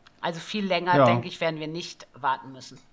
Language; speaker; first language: German; native; German